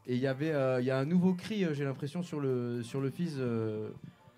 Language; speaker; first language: French; native; French